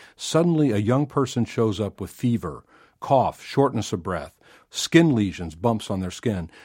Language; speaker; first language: English; native; English